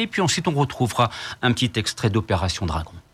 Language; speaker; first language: French; native; French